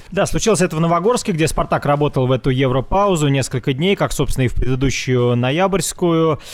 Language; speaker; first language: Russian; native; Russian